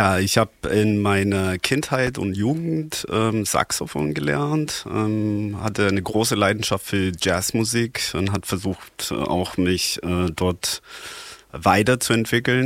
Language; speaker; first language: German; non-native, fluent; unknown